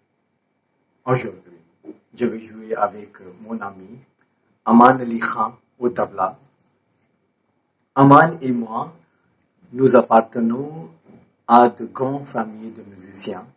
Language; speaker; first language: French; non-native, fluent; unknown